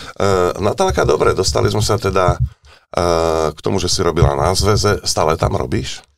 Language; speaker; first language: Slovak; native; Slovak